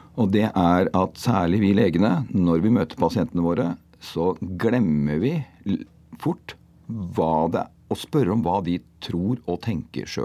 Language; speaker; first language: Norwegian; native; Norwegian